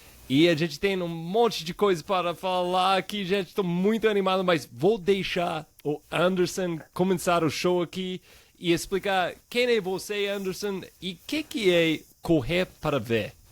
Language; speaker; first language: Portuguese; non-native, fluent; English